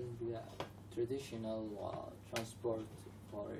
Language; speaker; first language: English; non-native, learner; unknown